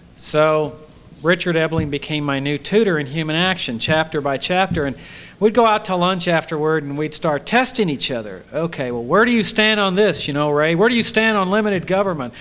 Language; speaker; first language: English; native; English